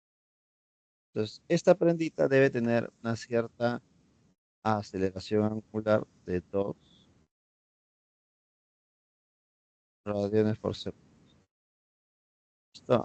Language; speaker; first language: Spanish; native; Spanish